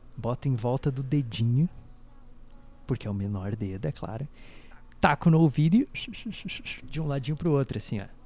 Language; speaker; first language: Portuguese; native; Portuguese